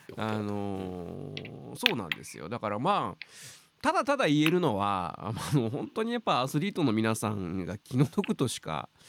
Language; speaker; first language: Japanese; native; Japanese